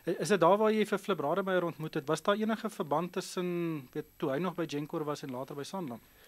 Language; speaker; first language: Afrikaans; native; Afrikaans